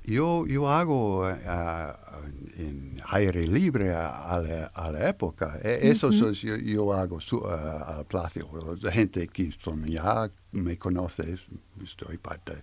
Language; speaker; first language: Spanish; non-native, learner; French